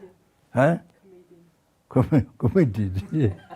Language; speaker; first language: English; non-native, fluent; Sherpa